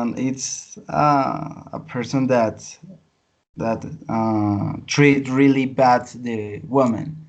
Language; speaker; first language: English; non-native, learner; Spanish